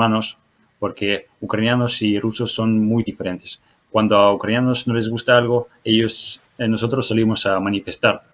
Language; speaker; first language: Spanish; non-native, fluent; Ukrainian